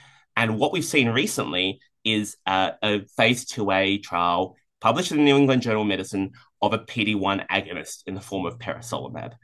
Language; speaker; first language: English; native; English